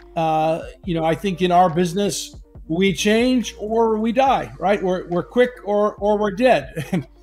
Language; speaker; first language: English; native; English